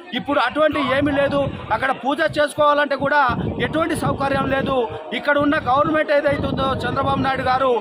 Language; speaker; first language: Telugu; non-native, local second language; Lambadi